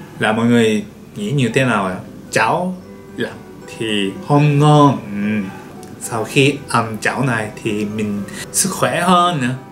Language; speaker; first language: Vietnamese; non-native, learner; Japanese